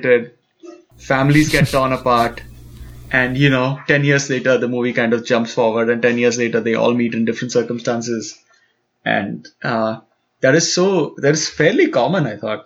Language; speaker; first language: English; non-native, local second language; Tamil